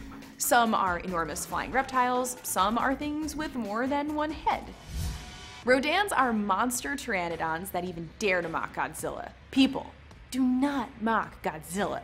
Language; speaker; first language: English; native; English